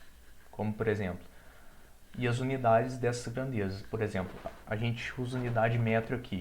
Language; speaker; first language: Portuguese; native; Portuguese